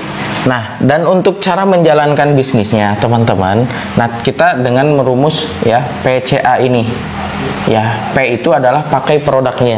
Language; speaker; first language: Indonesian; non-native, local second language; Sundanese